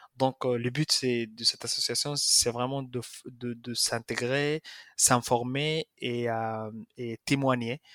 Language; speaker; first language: French; non-native, fluent; Arabic